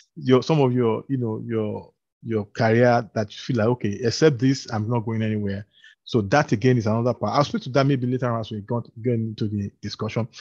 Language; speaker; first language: English; non-native, local second language; Yoruba